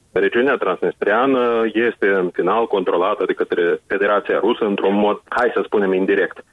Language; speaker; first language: Romanian; native; Romanian